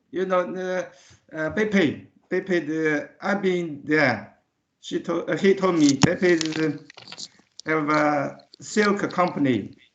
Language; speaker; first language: English; non-native, learner; Chinese